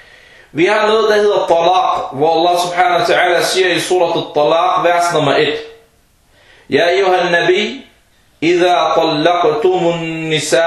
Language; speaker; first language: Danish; early bilingual, other home language; Arabic